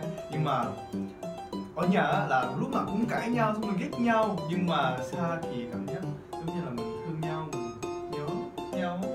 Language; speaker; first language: Vietnamese; non-native, fluent; Korean